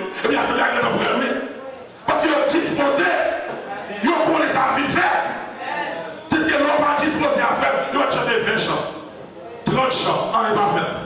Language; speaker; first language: French; non-native, local second language; Haitian Creole